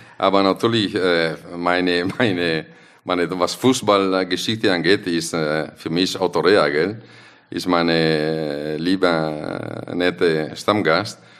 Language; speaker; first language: German; non-native, fluent; Italian